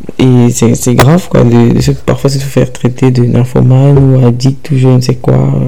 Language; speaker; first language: French; early bilingual, other home language; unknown